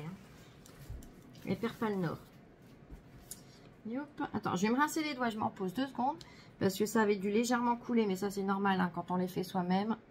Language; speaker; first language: French; native; French